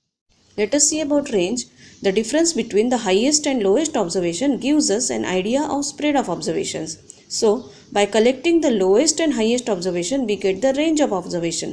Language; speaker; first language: English; non-native, local second language; Gujarati